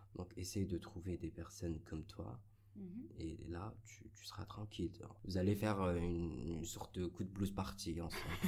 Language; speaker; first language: French; non-native, local second language; Arabic